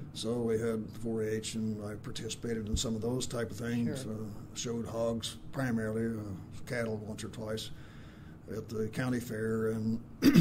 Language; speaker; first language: English; native; English